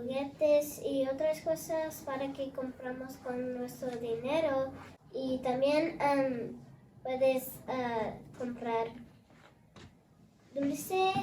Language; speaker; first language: Spanish; early bilingual, heritage; Spanish